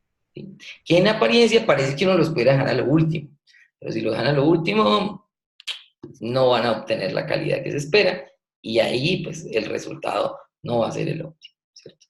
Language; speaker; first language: Spanish; native; Spanish